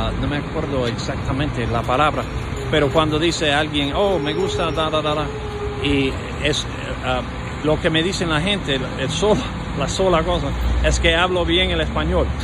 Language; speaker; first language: Spanish; non-native, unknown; English